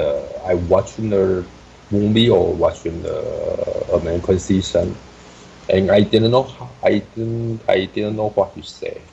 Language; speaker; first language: English; non-native, learner; Chinese